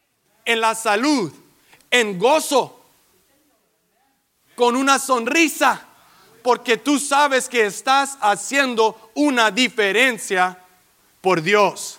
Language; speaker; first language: Spanish; early bilingual, heritage; English